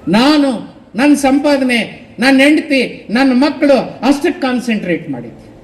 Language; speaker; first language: Kannada; non-native, local second language; Telugu